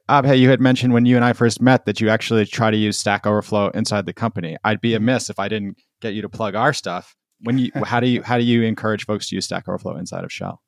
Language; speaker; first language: English; native; English